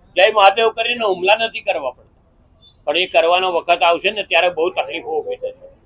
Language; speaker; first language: Gujarati; native; Gujarati